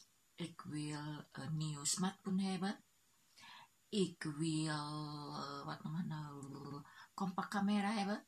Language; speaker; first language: Dutch; non-native, learner; Indonesian